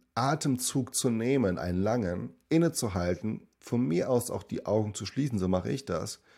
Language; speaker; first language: German; native; German